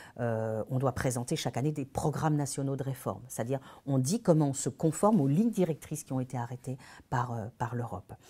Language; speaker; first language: French; native; French